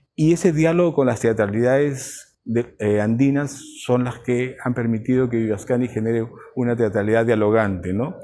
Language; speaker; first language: Spanish; native; Spanish